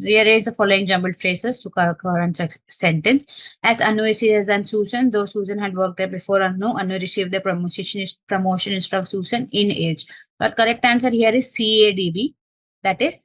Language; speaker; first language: English; non-native, local second language; Malayalam